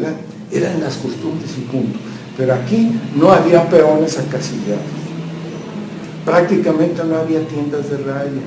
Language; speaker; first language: Spanish; native; Spanish